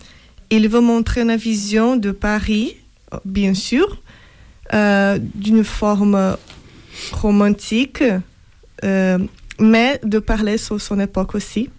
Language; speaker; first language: French; non-native, fluent; Portuguese